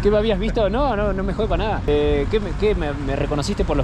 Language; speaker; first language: Spanish; native; Spanish